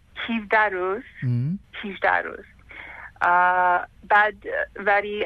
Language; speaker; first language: Persian; early bilingual, heritage; Persian